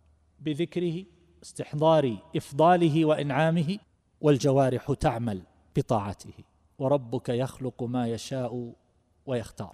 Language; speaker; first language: Arabic; native; Arabic